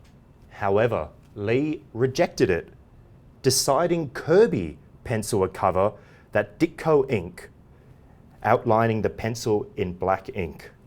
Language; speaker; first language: English; native; English